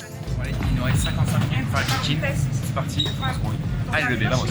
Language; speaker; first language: French; native; French